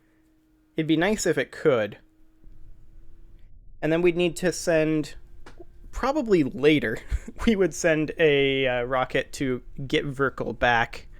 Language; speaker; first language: English; native; English